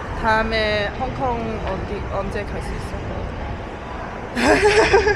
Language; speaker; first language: Korean; non-native, fluent; Cantonese